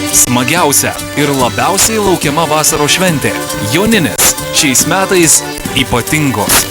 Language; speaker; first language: Lithuanian; native; Lithuanian